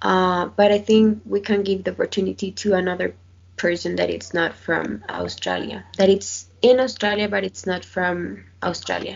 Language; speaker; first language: English; non-native, learner; Spanish